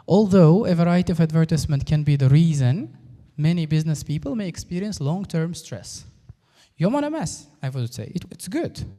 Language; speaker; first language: English; non-native, fluent; Uzbek